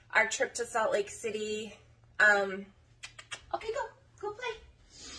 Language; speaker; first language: English; native; English